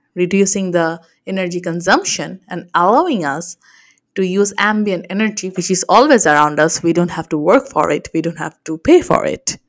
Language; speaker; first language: English; non-native, local second language; Bangla